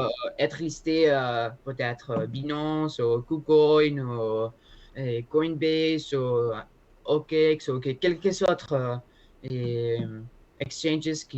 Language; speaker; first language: French; non-native, learner; Spanish